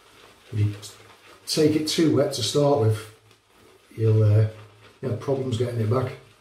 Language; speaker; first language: English; native; English